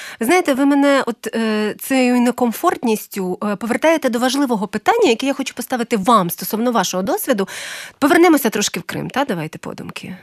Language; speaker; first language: Ukrainian; native; Ukrainian